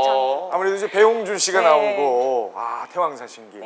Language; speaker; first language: Korean; native; Korean